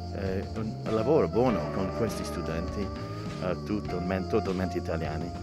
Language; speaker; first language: Italian; non-native, learner; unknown